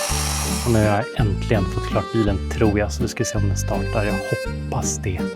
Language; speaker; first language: Swedish; native; Swedish